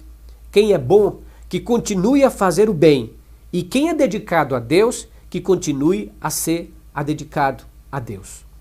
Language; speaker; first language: Portuguese; native; Portuguese